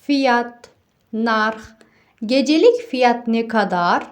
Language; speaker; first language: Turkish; non-native, fluent; Uzbek